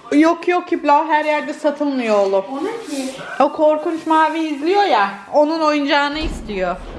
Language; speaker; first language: Turkish; native; Turkish